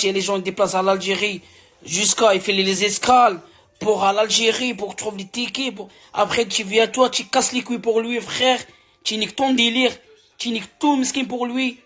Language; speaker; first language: French; non-native, learner; Arabic